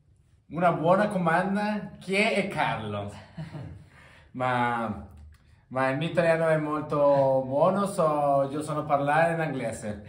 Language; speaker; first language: Italian; non-native, learner; Spanish